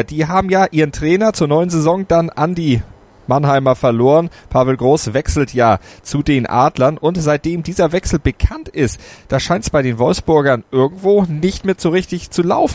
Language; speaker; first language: German; native; German